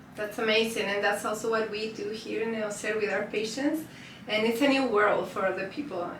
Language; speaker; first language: English; non-native, fluent; Spanish